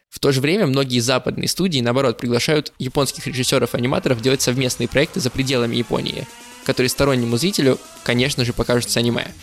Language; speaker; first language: Russian; native; Russian